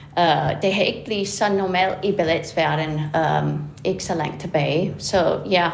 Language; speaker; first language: Danish; non-native, fluent; English